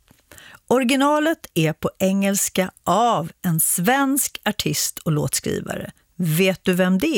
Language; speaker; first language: Swedish; native; Swedish